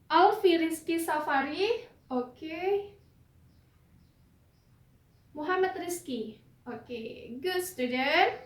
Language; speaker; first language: English; non-native, learner; Indonesian